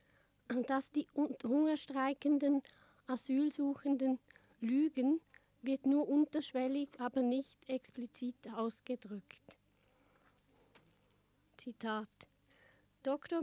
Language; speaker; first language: German; native; German